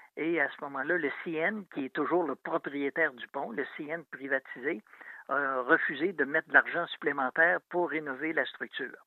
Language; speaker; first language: French; native; French